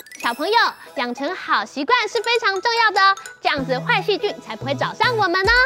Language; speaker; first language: Chinese; native; Chinese